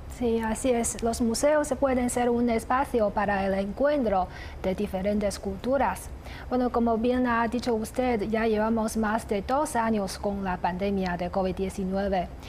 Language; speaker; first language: Spanish; non-native, fluent; Chinese